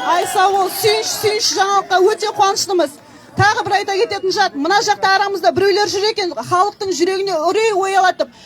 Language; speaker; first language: Kazakh; native; Kazakh